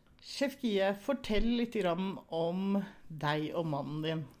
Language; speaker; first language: Norwegian; native; Norwegian